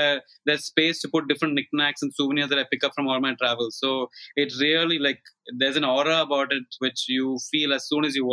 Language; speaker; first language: English; non-native, local second language; Malayalam